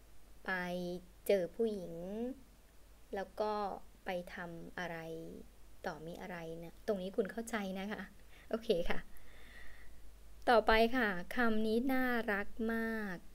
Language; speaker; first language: Thai; native; Thai